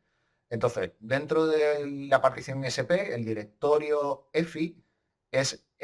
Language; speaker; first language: Spanish; native; Spanish